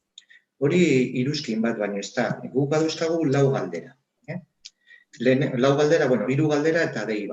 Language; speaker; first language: Basque; native; Basque